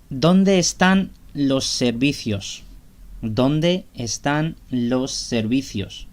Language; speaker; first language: Spanish; non-native, fluent; Urdu